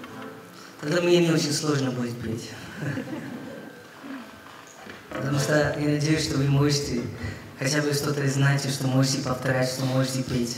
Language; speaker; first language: Russian; non-native, learner; Hindi